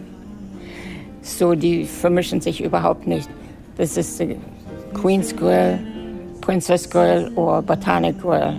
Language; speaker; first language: German; native; German